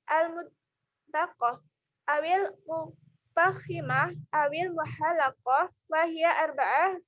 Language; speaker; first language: Arabic; non-native, learner; Indonesian